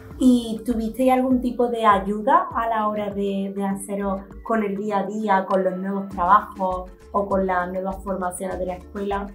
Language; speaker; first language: Spanish; native; Spanish